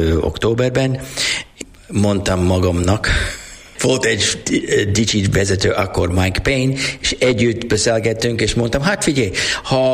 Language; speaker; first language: Hungarian; non-native, learner; English